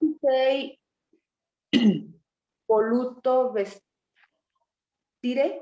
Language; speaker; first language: Italian; non-native, learner; Spanish